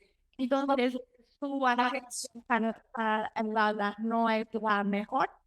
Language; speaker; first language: Spanish; non-native, learner; Portuguese